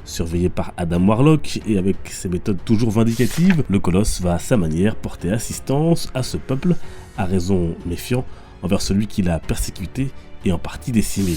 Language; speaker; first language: French; native; French